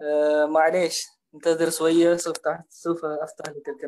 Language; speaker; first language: Arabic; non-native, learner; Indonesian